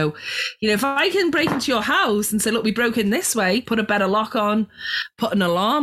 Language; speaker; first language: English; native; English